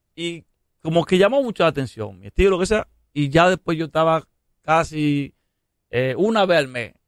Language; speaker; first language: Spanish; native; Spanish